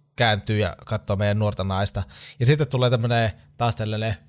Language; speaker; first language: Finnish; native; Finnish